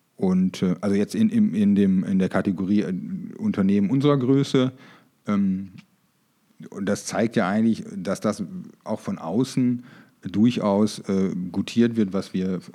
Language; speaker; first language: German; native; German